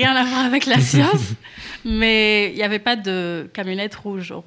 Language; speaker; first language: French; non-native, local second language; Kinyarwanda